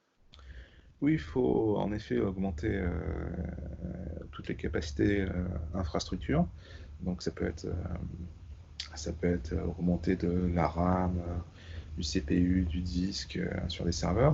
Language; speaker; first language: French; native; French